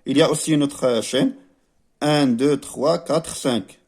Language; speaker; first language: French; non-native, local second language; Arabic